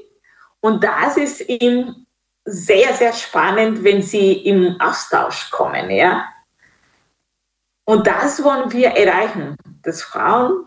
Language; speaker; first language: German; non-native, fluent; Kinyarwanda